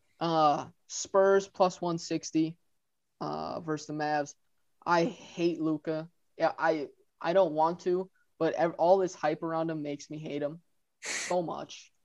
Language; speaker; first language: English; native; English